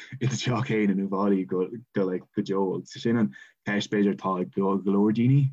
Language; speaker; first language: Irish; non-native, local second language; English